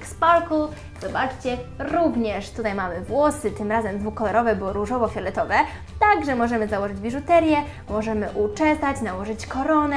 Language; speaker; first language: Polish; native; Polish